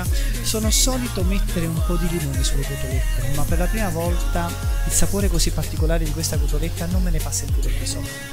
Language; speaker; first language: Italian; native; Italian